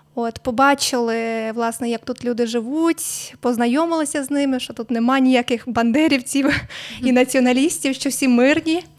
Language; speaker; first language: Ukrainian; native; Ukrainian